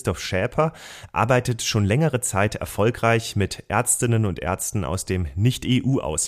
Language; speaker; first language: German; native; German